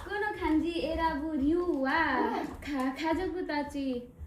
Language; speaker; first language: Japanese; non-native, learner; Bangla